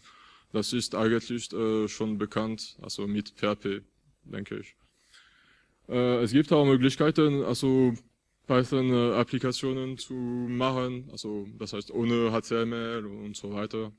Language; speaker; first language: German; non-native, fluent; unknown